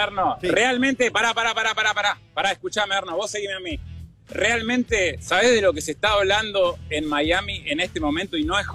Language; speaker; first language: Spanish; native; Spanish